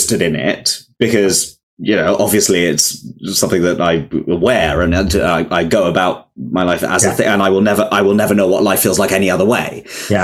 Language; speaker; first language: English; native; English